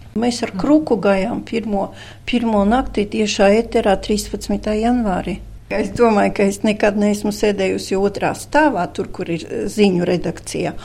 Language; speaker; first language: Latvian; non-native, local second language; Russian